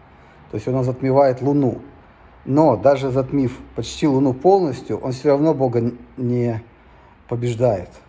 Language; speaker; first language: Russian; native; Russian